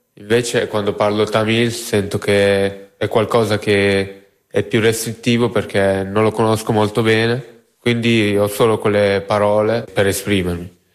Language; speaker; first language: Italian; early bilingual, other home language; Tamil